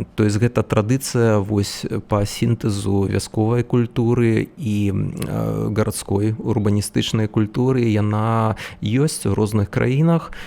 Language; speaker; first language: Belarusian; non-native, local second language; Russian